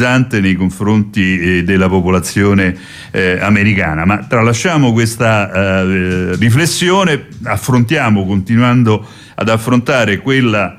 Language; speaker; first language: Italian; native; Italian